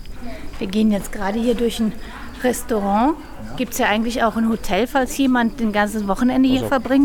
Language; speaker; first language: German; native; German